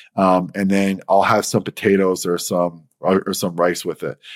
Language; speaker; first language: English; native; English